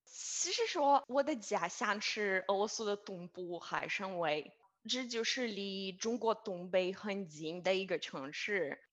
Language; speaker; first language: Chinese; non-native, fluent; Russian